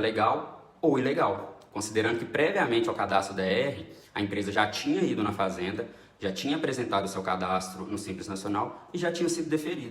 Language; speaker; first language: Portuguese; native; Portuguese